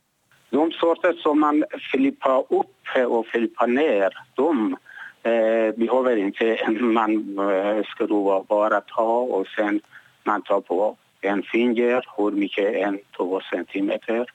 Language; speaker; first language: Swedish; non-native, learner; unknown